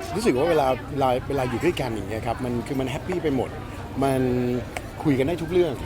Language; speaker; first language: Thai; early bilingual, heritage; Danish